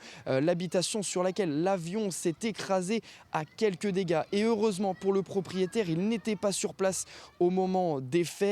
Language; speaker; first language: French; native; French